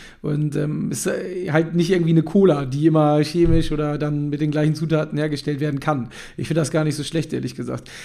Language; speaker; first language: German; native; German